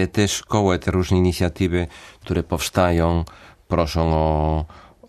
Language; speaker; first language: Polish; non-native, fluent; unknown